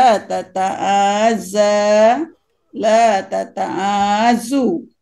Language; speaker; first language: Arabic; non-native, learner; Malay